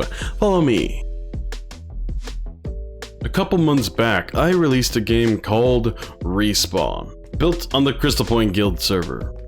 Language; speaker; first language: English; native; English